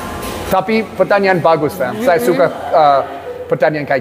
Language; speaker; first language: Indonesian; non-native, learner; English